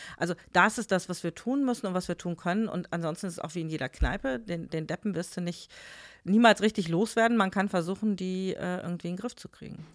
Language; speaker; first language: German; native; German